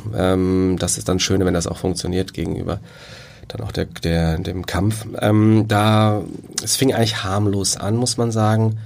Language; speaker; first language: German; native; German